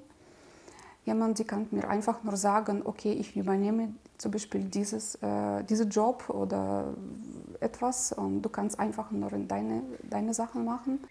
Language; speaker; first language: German; non-native, fluent; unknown